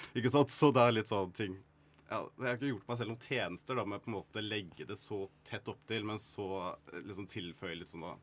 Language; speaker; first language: Norwegian; native; Norwegian